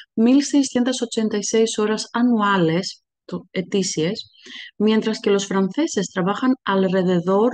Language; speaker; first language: Spanish; non-native, fluent; Greek